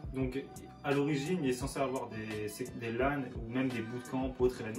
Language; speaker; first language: French; native; French